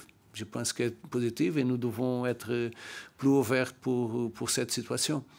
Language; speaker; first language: French; non-native, learner; Portuguese